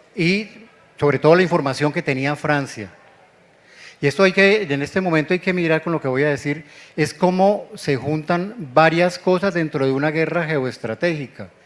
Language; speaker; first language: Spanish; native; Spanish